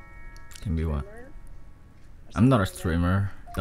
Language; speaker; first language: English; non-native, learner; Indonesian